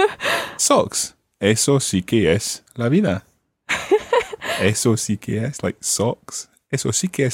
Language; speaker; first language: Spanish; non-native, fluent; English